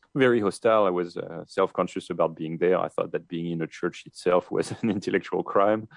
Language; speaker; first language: English; non-native, fluent; French